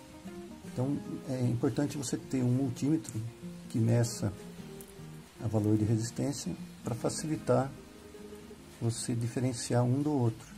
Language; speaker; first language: Portuguese; native; Portuguese